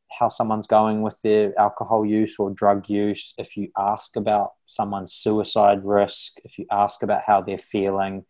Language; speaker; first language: English; native; English